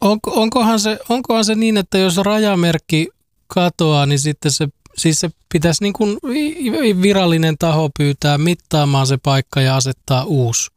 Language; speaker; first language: Finnish; native; Finnish